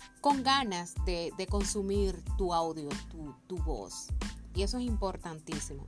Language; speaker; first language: Spanish; native; Spanish